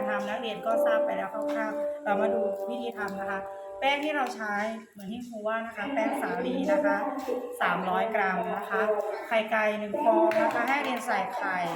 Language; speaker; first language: Thai; native; Thai